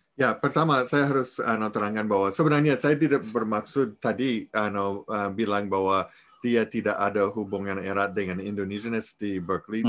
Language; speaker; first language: Indonesian; non-native, fluent; English